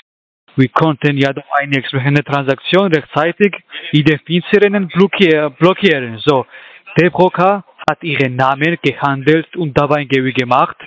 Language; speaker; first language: German; non-native, learner; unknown